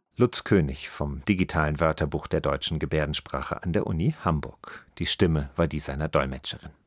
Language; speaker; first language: German; native; German